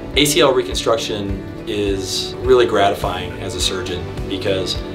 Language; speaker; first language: English; native; English